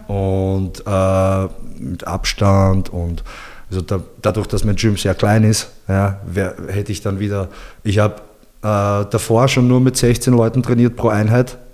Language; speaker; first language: German; early bilingual, other home language; Bosnian